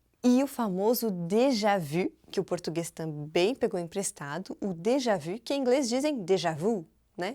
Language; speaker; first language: Portuguese; non-native, fluent; French